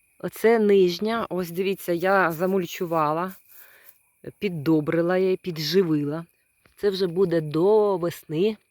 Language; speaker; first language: Ukrainian; non-native, local second language; Russian